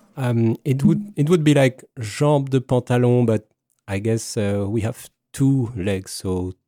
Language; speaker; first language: English; non-native, fluent; French